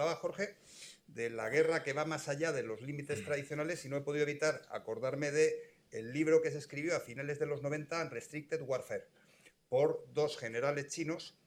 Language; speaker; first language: Spanish; native; Spanish